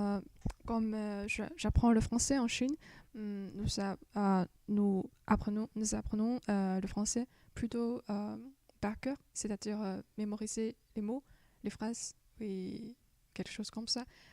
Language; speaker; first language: French; non-native, fluent; Chinese